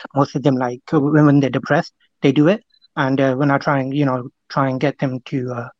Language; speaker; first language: English; non-native, local second language; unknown